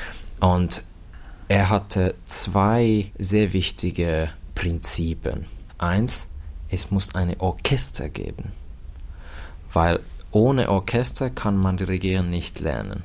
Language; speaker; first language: German; non-native, fluent; Finnish